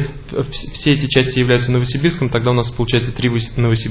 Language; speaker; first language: Russian; native; Russian